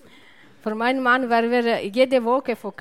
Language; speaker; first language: German; non-native, learner; Italian